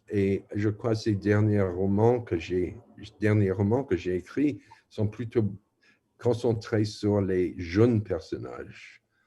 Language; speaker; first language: French; non-native, fluent; English